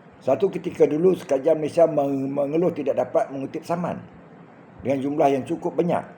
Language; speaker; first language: Malay; native; Malay